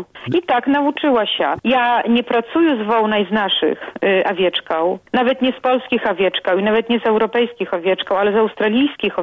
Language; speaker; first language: Polish; non-native, local second language; Belarusian